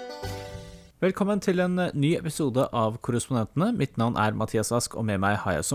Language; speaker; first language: Norwegian; native; Norwegian